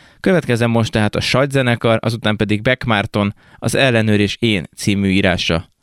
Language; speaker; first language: Hungarian; native; Hungarian